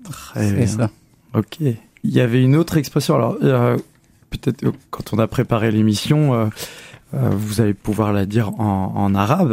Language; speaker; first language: French; native; French